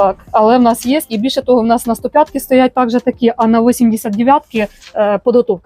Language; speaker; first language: Ukrainian; native; Ukrainian